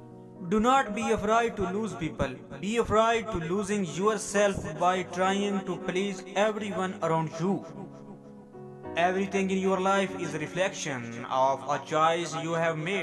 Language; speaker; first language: English; non-native, local second language; Urdu